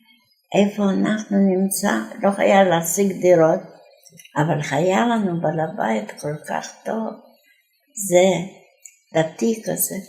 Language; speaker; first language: Hebrew; non-native, fluent; Yiddish